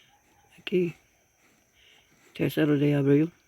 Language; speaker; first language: Spanish; non-native, learner; English